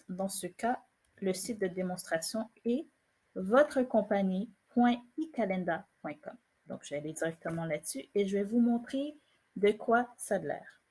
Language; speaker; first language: French; native; French